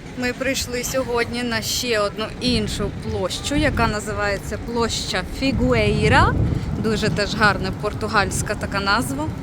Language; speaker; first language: Ukrainian; non-native, local second language; Russian